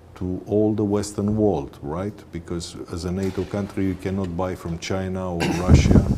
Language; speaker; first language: English; non-native, fluent; Romanian